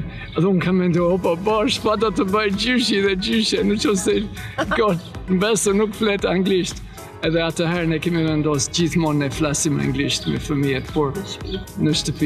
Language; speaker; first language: Albanian; non-native, learner; English